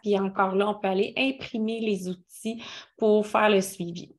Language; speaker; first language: French; native; French